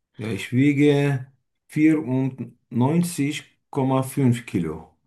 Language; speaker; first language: German; non-native, fluent; Turkish